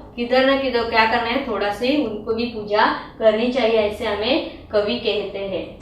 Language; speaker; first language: Hindi; non-native, local second language; Marathi